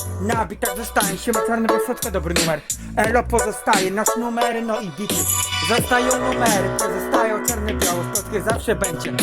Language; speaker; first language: Polish; native; Polish